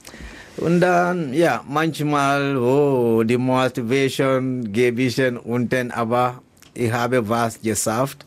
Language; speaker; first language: German; non-native, learner; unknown